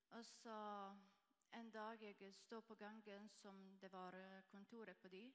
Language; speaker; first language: Norwegian; non-native, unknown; Croatian